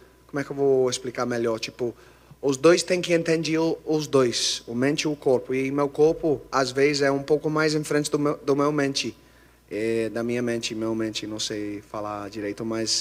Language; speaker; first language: Portuguese; non-native, learner; English